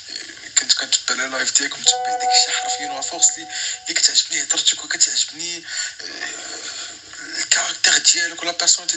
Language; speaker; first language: Arabic; native; Arabic